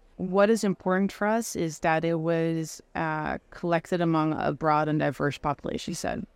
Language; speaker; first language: English; non-native, fluent; Dutch